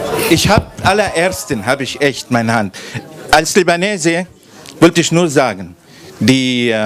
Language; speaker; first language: German; non-native, fluent; Arabic